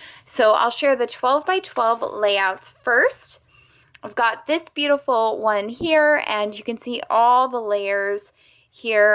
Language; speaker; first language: English; native; English